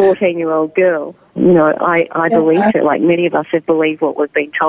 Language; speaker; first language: English; native; English